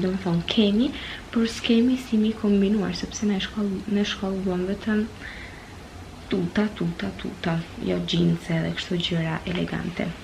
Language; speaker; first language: Albanian; early bilingual, heritage; Albanian